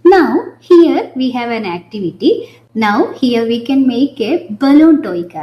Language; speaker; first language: English; non-native, local second language; Malayalam